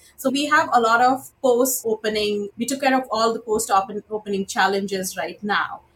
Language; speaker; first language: English; non-native, local second language; Marathi